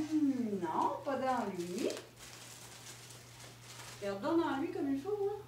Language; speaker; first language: French; native; French